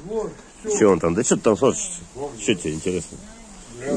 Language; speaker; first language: Russian; native; Russian